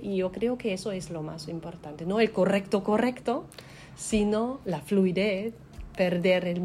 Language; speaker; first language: Spanish; non-native, fluent; German